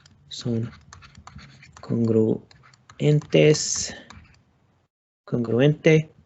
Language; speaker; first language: Spanish; non-native, learner; English